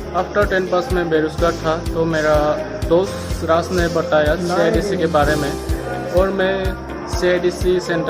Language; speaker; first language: Hindi; non-native, local second language; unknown